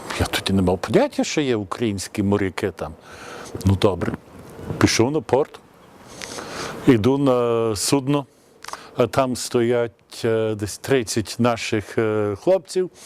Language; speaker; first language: Ukrainian; early bilingual, heritage; Ukrainian